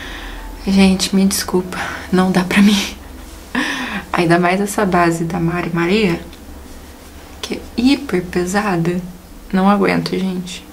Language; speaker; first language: Portuguese; native; Portuguese